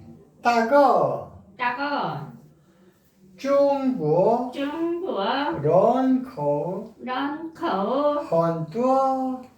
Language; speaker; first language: Chinese; non-native, learner; Korean